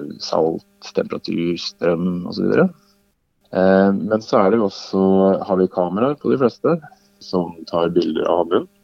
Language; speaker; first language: Norwegian; native; Norwegian